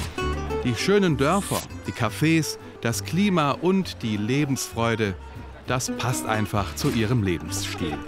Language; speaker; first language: German; native; German